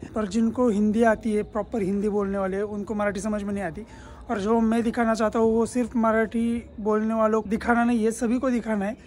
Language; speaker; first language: Hindi; non-native, local second language; Marathi